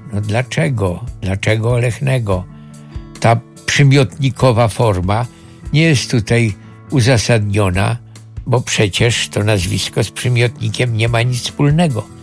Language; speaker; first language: Polish; native; Polish